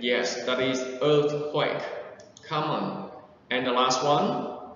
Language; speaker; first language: English; non-native, fluent; Vietnamese